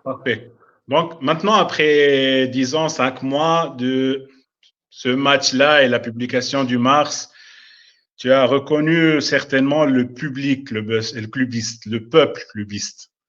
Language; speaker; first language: French; non-native, local second language; Arabic